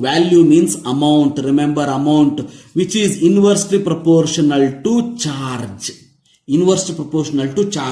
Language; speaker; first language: English; non-native, local second language; Kannada